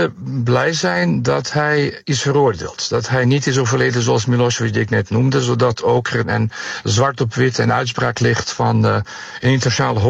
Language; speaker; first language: Dutch; non-native, fluent; Bosnian